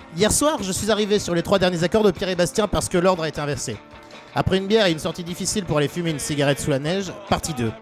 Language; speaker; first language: French; native; French